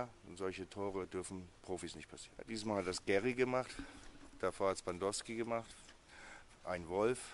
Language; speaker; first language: German; native; German